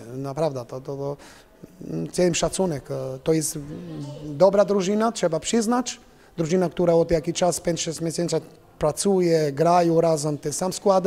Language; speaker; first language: Polish; non-native, fluent; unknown